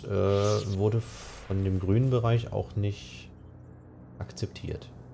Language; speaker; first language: German; native; German